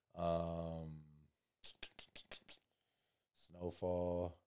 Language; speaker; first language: English; native; English